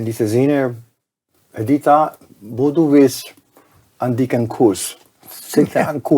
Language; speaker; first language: German; non-native, fluent; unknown